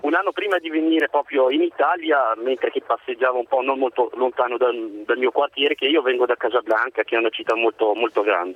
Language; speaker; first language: Italian; non-native, fluent; Arabic